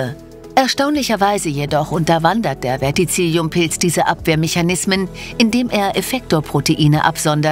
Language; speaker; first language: German; native; German